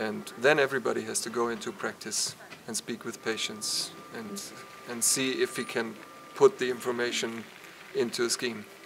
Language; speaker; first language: English; non-native, fluent; German